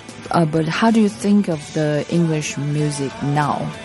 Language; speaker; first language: English; non-native, learner; Chinese